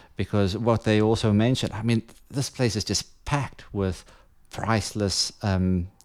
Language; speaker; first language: English; non-native, local second language; Afrikaans